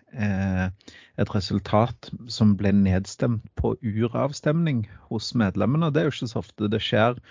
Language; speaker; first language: Norwegian; native; Norwegian